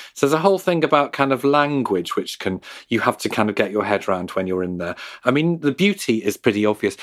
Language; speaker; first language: English; native; English